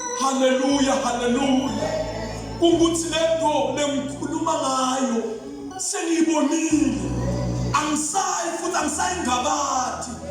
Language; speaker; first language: Zulu; non-native, local second language; Swati